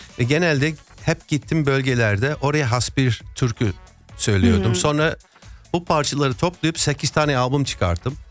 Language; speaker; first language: Turkish; non-native, fluent; English